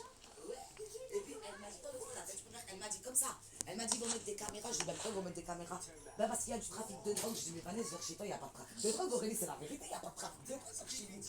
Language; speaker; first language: French; native; French